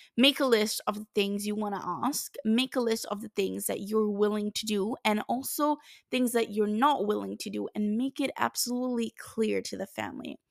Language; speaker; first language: English; non-native, fluent; Italian